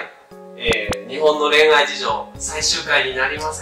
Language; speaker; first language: Japanese; native; Japanese